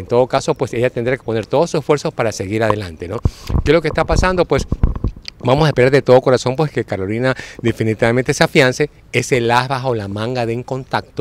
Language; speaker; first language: Spanish; native; Spanish